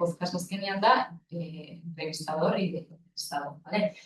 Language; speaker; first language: Spanish; non-native, local second language; Basque